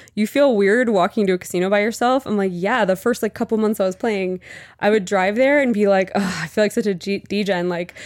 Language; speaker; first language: English; native; English